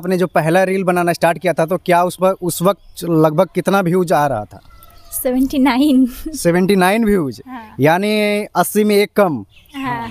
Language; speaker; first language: Hindi; native; Hindi